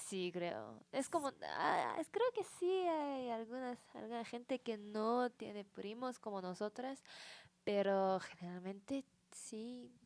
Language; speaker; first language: Spanish; non-native, learner; Japanese